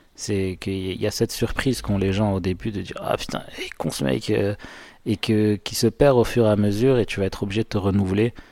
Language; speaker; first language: French; non-native, local second language; Arabic